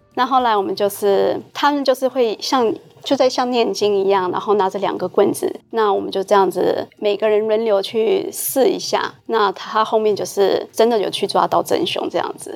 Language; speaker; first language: Chinese; early bilingual, heritage; Chinese